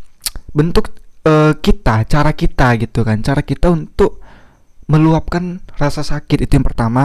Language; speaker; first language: Indonesian; native; Indonesian